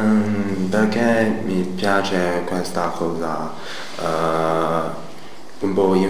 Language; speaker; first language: Italian; non-native, learner; Chinese